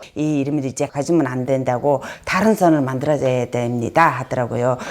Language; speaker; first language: Korean; non-native, fluent; Mongolian